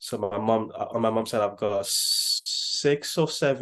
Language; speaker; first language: English; non-native, local second language; Yoruba